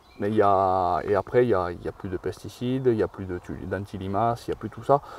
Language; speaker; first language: French; native; French